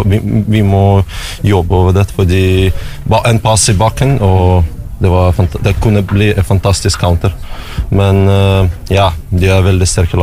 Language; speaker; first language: Norwegian; non-native, learner; Russian